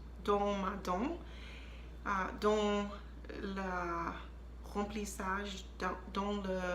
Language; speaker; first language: French; non-native, learner; English